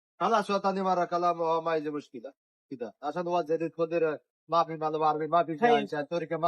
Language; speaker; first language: Arabic; non-native, learner; Bangla